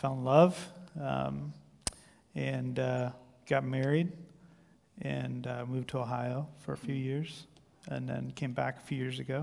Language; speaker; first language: English; native; English